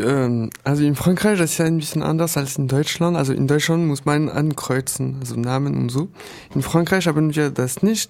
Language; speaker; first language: German; non-native, learner; French